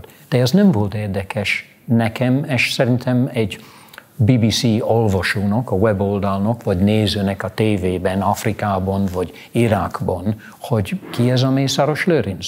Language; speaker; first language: Hungarian; non-native, fluent; English